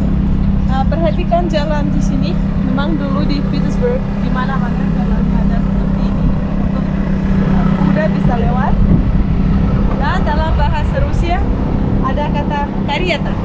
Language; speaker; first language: Indonesian; non-native, fluent; Russian